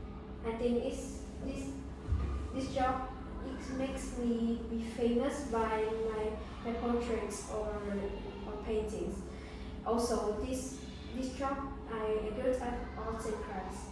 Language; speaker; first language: English; non-native, learner; Vietnamese